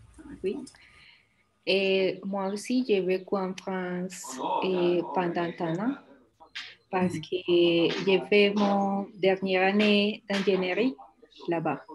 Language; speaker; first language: French; non-native, learner; Spanish